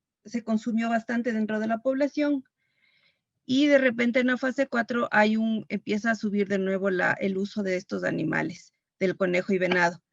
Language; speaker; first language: Spanish; native; Spanish